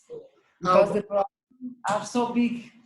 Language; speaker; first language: English; non-native, learner; Portuguese